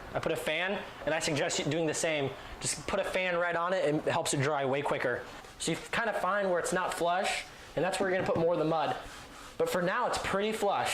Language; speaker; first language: English; native; English